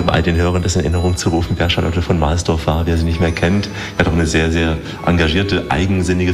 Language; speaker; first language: German; native; German